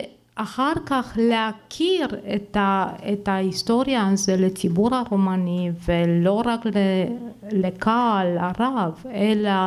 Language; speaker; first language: Hebrew; non-native, fluent; Romanian